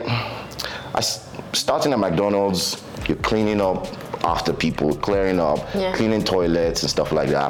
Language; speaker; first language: English; non-native, local second language; Yoruba